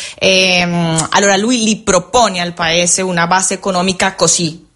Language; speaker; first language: Italian; non-native, learner; Spanish